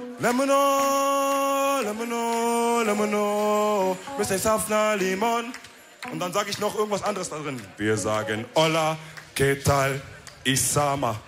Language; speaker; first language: German; early bilingual, other home language; Wolof